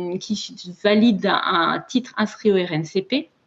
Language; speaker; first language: French; native; French